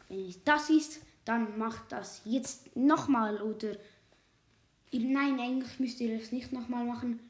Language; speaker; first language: German; native; German